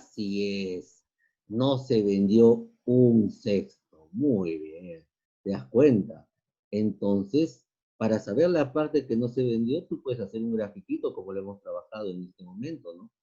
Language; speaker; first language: Spanish; native; Spanish